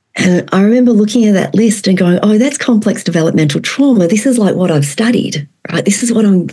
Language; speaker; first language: English; native; English